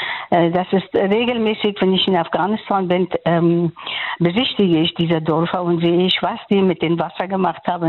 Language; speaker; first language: German; non-native, fluent; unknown